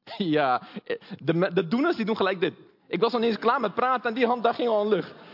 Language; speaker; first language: Dutch; early bilingual, other home language; Portuguese